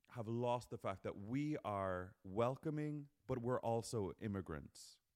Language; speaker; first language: English; native; English